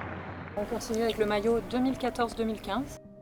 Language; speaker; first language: French; native; French